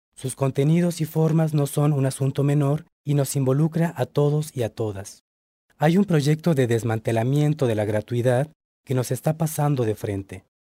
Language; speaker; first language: Spanish; native; Spanish